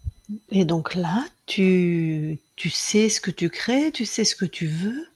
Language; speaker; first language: French; native; French